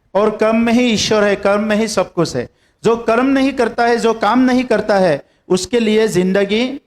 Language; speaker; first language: Hindi; non-native, local second language; Assamese